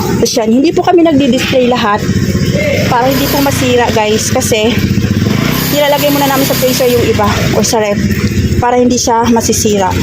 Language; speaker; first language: Filipino; non-native, local second language; Cebuano